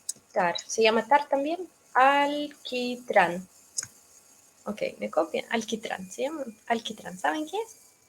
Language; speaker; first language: Spanish; non-native, fluent; Russian